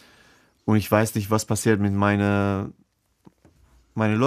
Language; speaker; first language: German; non-native, fluent; Persian